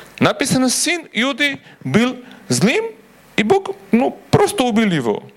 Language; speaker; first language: Russian; non-native, local second language; Armenian